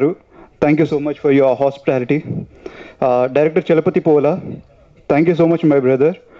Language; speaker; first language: Tamil; non-native, learner; Telugu